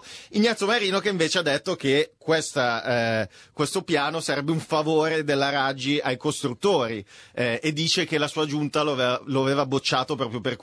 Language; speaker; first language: Italian; native; Italian